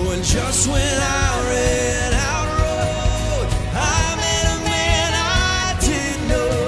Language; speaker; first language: English; native; English